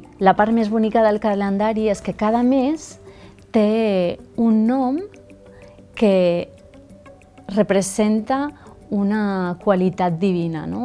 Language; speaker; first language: Catalan; early bilingual, other home language; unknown